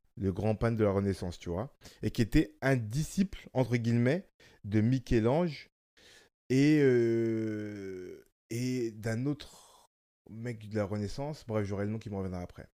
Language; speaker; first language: French; native; French